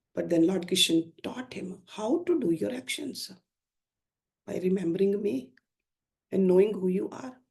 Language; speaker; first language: English; non-native, local second language; Hindi